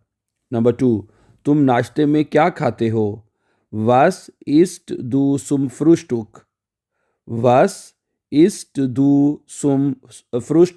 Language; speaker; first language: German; non-native, fluent; Urdu